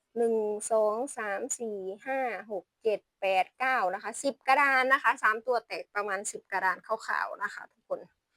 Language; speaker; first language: Thai; non-native, local second language; Lao